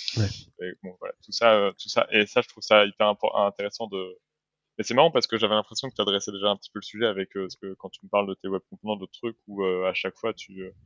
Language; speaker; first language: French; native; French